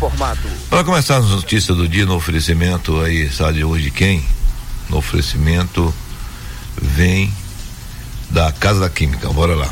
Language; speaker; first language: Portuguese; native; Portuguese